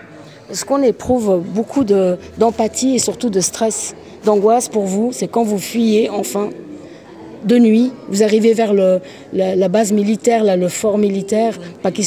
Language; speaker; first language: French; native; French